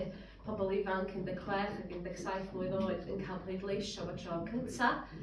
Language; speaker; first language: Welsh; native; Welsh